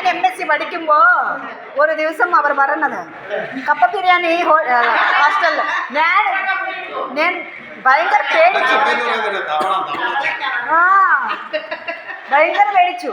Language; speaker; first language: Malayalam; non-native, local second language; Telugu